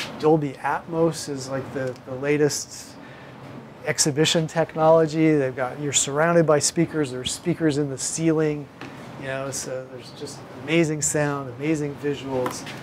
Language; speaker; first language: English; native; English